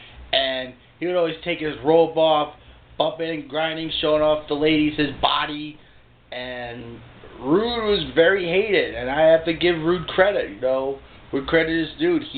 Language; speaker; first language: English; native; English